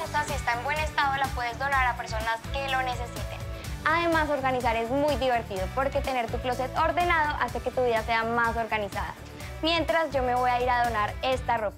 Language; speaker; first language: Spanish; native; Spanish